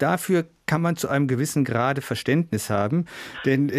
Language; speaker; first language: German; native; German